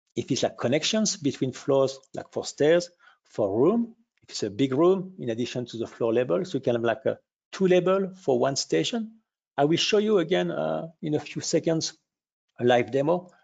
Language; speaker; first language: English; non-native, fluent; French